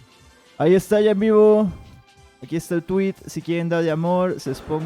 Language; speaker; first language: Spanish; native; Spanish